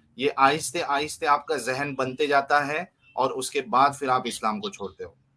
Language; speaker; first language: Hindi; native; Hindi